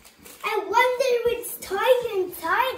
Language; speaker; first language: English; early bilingual, heritage; English